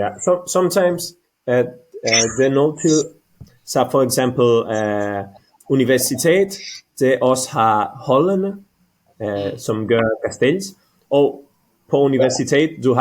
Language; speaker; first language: Danish; non-native, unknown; Catalan